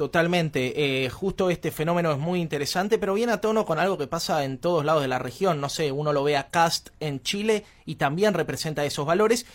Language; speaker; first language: Spanish; native; Spanish